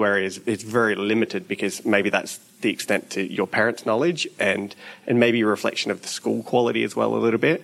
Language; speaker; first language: English; native; English